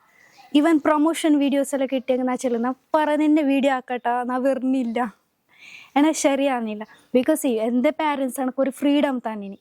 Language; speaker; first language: Malayalam; non-native, local second language; Hindi